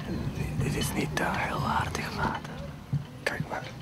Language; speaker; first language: Dutch; non-native, learner; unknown